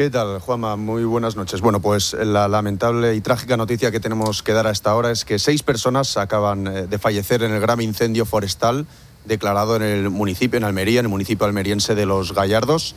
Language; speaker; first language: Spanish; native; Spanish